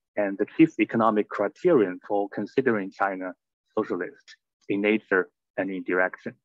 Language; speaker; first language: English; non-native, fluent; Chinese